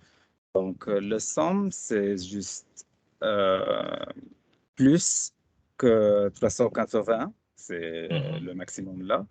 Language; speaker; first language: French; non-native, fluent; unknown